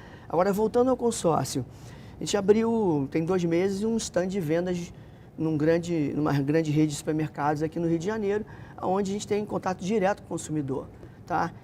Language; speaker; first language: Portuguese; native; Portuguese